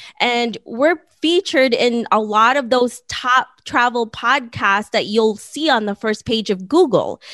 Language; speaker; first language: English; early bilingual, other home language; Filipino